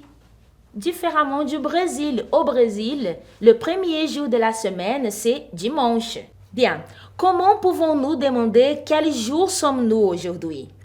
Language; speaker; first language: French; non-native, fluent; Portuguese